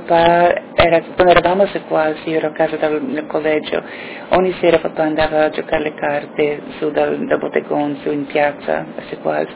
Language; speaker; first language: Italian; early bilingual, heritage; Italian